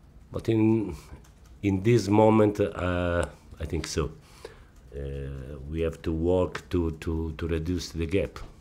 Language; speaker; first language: English; non-native, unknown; Italian